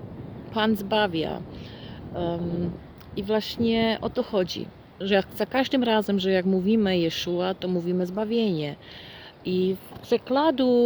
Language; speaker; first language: Polish; non-native, fluent; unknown